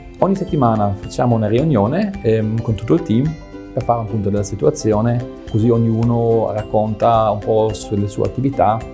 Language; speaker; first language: Italian; non-native, fluent; German